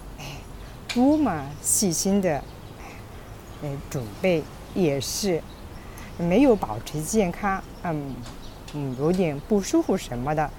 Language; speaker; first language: Chinese; non-native, fluent; Japanese